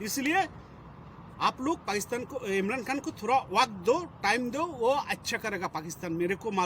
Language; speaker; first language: Hindi; non-native, fluent; Bangla